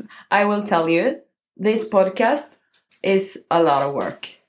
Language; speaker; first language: English; non-native, learner; Norwegian